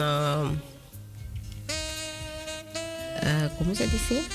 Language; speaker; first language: Spanish; non-native, local second language; Dutch